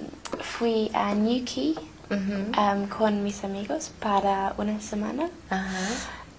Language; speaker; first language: Spanish; non-native, learner; English